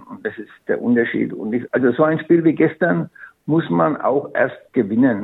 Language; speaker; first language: German; native; German